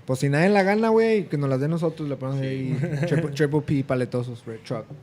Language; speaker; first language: Spanish; early bilingual, heritage; Spanish